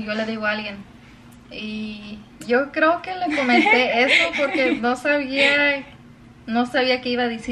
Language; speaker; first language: Spanish; early bilingual, other home language; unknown